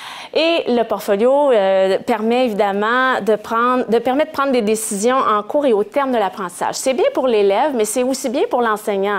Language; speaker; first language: French; native; French